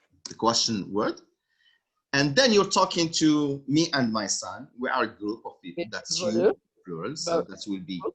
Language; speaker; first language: English; non-native, fluent; Arabic